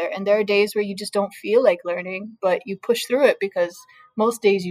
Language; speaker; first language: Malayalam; non-native, learner; English